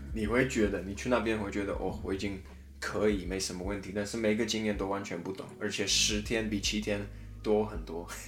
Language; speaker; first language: Chinese; non-native, fluent; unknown